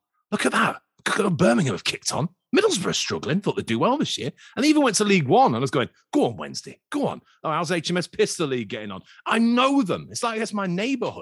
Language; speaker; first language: English; native; English